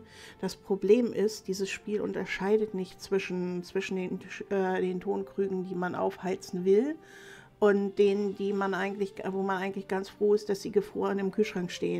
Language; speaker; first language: German; native; German